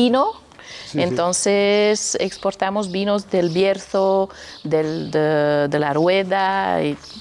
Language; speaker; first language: Spanish; non-native, learner; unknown